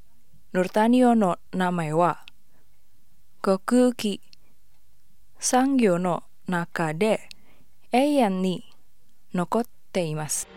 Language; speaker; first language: Japanese; non-native, fluent; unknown